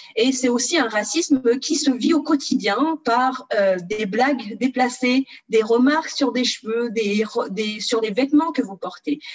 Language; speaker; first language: French; early bilingual, other home language; Portuguese